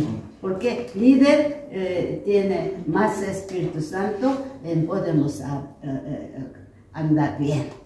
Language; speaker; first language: Spanish; non-native, learner; Korean